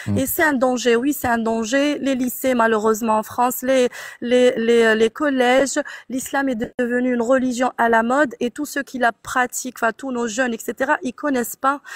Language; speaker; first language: French; non-native, local second language; Arabic